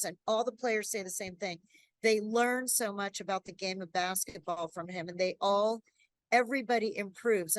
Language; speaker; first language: English; native; English